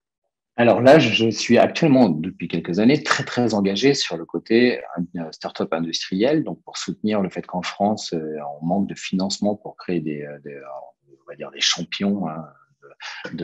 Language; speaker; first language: French; native; French